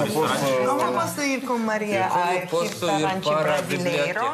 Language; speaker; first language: Portuguese; non-native, learner; Russian